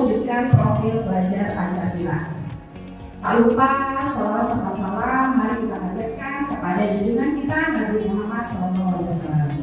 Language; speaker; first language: Indonesian; native; Indonesian